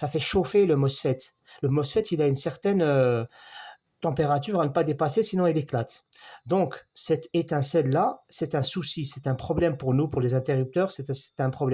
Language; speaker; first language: French; native; French